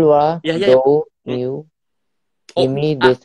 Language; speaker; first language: Japanese; non-native, learner; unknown